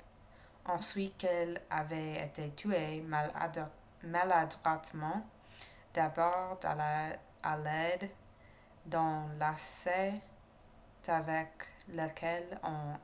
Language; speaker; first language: French; non-native, learner; English